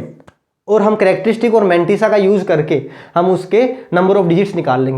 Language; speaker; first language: Hindi; native; Hindi